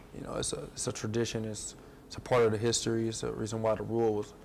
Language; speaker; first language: English; native; English